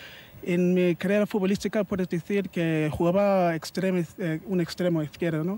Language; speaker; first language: Spanish; non-native, learner; English